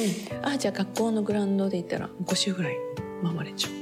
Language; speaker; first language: Japanese; native; Japanese